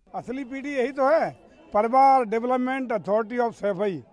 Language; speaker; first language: Hindi; native; Hindi